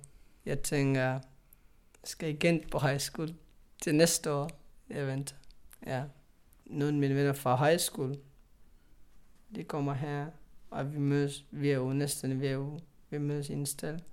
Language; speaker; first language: Danish; non-native, learner; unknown